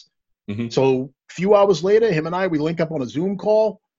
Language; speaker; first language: English; native; English